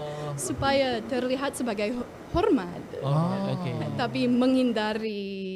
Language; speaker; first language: Indonesian; non-native, fluent; English